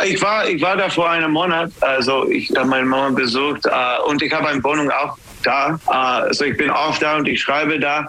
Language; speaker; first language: German; non-native, learner; English